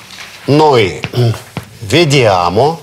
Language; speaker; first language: Italian; non-native, fluent; Russian